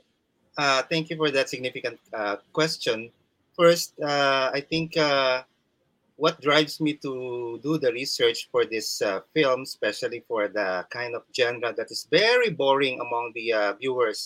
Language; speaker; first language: English; non-native, local second language; Waray